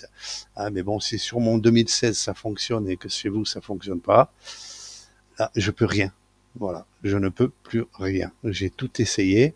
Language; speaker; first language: French; native; French